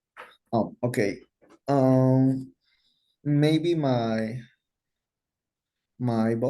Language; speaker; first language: English; non-native, learner; Spanish